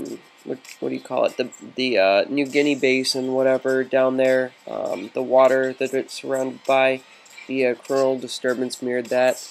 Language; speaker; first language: English; native; English